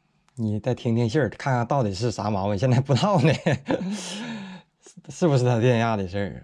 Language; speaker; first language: Chinese; native; Chinese